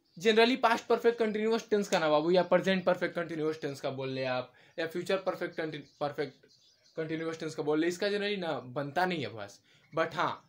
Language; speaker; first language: Hindi; native; Hindi